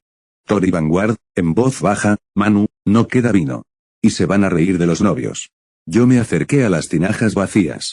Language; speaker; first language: Spanish; native; Spanish